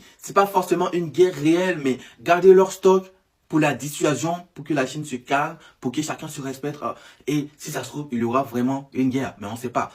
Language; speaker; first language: French; native; French